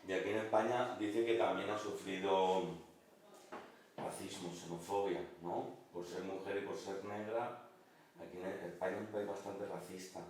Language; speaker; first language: Spanish; native; Spanish